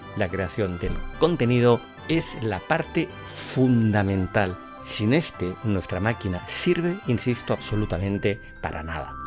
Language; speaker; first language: Spanish; native; Spanish